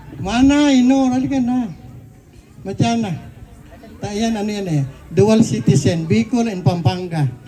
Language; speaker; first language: Filipino; non-native, local second language; Bikol